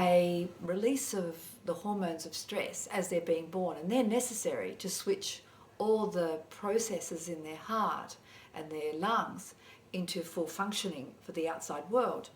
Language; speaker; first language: English; native; English